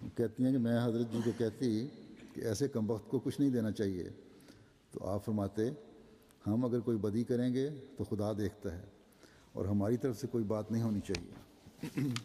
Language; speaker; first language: Urdu; native; Urdu